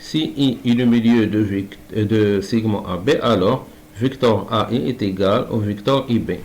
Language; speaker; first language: French; non-native, local second language; Arabic